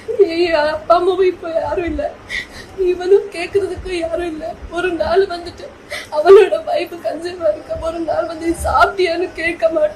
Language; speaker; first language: Tamil; non-native, local second language; Kannada